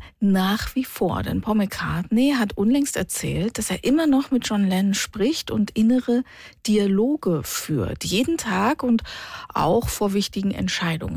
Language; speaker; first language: German; native; German